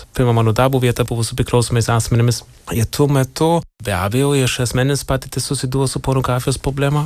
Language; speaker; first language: Lithuanian; non-native, fluent; German